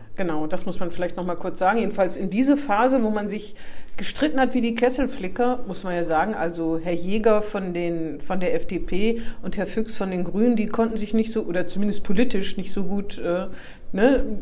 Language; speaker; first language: German; native; German